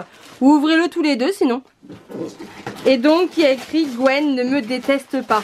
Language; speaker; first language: French; native; French